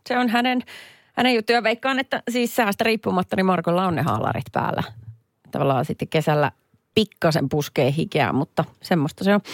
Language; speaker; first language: Finnish; native; Finnish